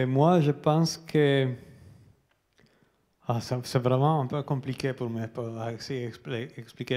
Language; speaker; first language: French; non-native, learner; Italian